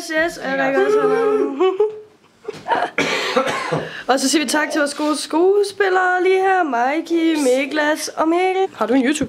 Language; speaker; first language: Danish; native; Danish